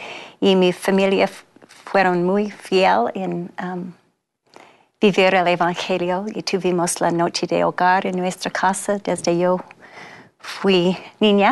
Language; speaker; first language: Spanish; non-native, fluent; English